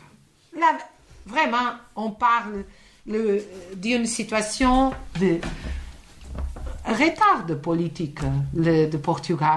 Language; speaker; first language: French; non-native, fluent; Portuguese